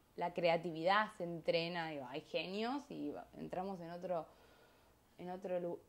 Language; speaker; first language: Spanish; native; Spanish